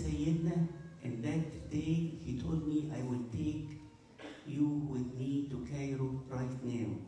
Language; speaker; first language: English; non-native, fluent; Arabic